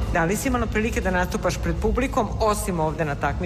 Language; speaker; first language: Serbian; native; Serbian